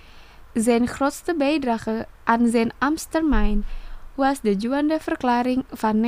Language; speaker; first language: Dutch; non-native, fluent; Indonesian